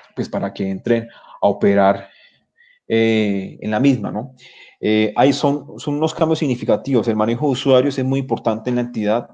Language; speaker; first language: Spanish; native; Spanish